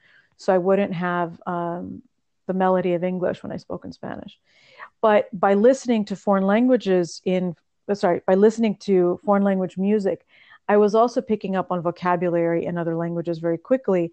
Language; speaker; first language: English; early bilingual, other home language; Russian